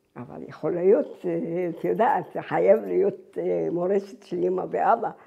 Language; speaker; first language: Hebrew; non-native, fluent; Arabic